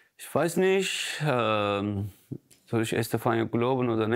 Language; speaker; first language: German; non-native, learner; Turkish